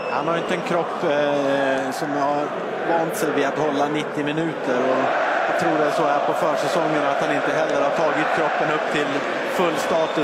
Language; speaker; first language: Swedish; native; Swedish